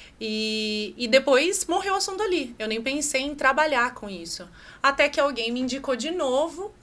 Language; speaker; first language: Portuguese; native; Portuguese